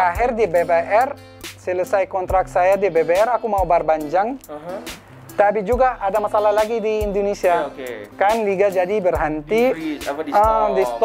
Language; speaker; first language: Indonesian; non-native, fluent; Arabic